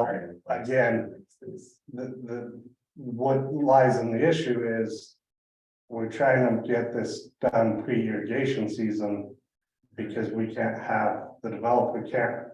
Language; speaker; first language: English; native; English